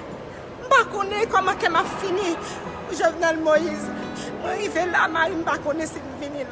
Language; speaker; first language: Haitian Creole; native; Haitian Creole